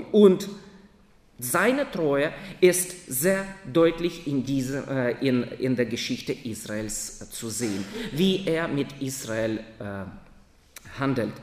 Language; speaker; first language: German; non-native, fluent; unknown